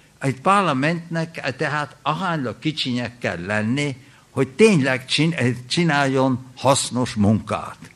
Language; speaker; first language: Hungarian; early bilingual, heritage; German